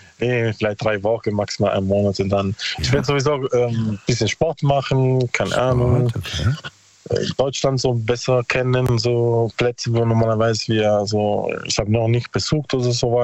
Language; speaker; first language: German; non-native, learner; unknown